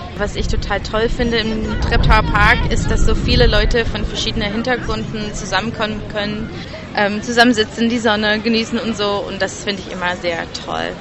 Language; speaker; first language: German; non-native, fluent; English